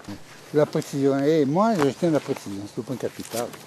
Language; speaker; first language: French; native; French